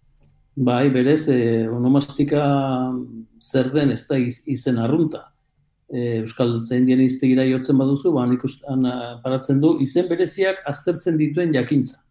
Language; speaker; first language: Basque; native; Basque